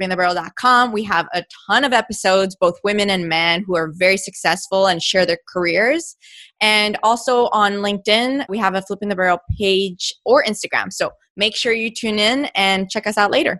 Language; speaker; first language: English; native; English